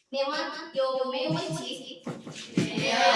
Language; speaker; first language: Chinese; non-native, learner; Indonesian